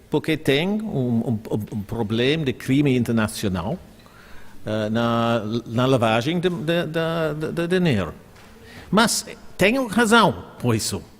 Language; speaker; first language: Portuguese; non-native, fluent; English